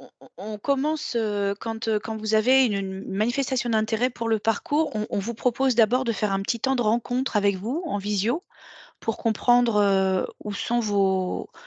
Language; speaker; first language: French; native; French